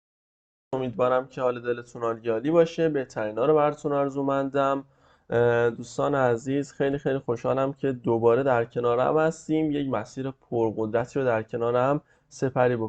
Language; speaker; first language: Persian; native; Persian